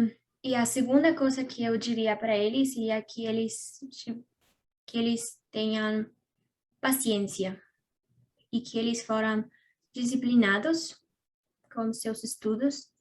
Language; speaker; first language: Portuguese; non-native, learner; Spanish